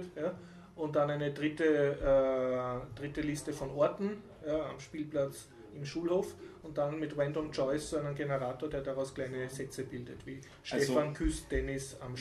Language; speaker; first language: German; native; German